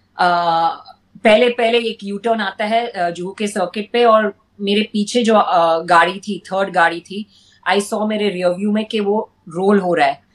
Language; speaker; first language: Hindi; non-native, local second language; English